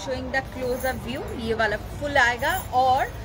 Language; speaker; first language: Hindi; non-native, local second language; Bangla